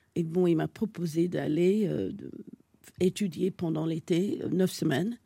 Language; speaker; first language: French; non-native, fluent; English